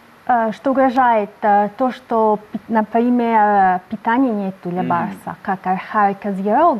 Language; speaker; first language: Russian; non-native, learner; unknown